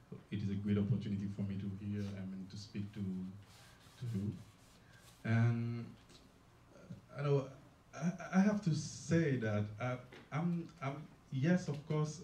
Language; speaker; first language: English; non-native, learner; Haitian Creole